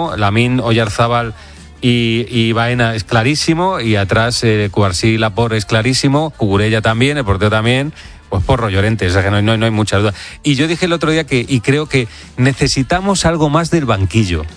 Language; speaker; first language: Spanish; native; Spanish